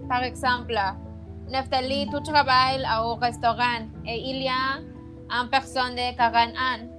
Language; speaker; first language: French; non-native, learner; Spanish